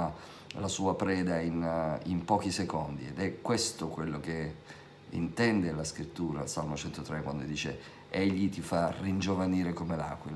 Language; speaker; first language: Italian; native; Italian